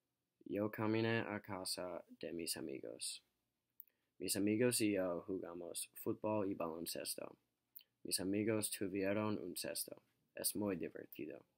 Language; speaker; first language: Spanish; non-native, learner; English